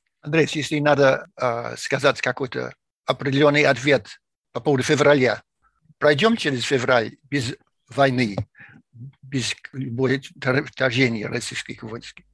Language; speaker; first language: Russian; non-native, fluent; English